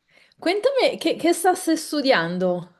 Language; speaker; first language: Spanish; non-native, fluent; Italian